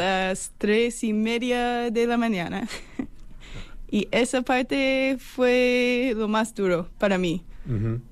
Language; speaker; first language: Spanish; non-native, fluent; English